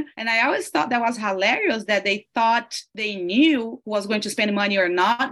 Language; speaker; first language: English; non-native, fluent; Portuguese